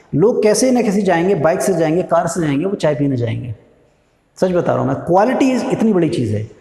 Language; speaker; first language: Hindi; native; Hindi